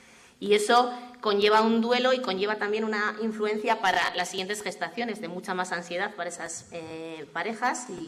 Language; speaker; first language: Spanish; native; Spanish